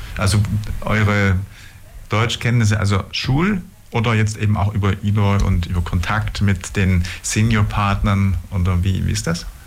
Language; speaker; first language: German; native; German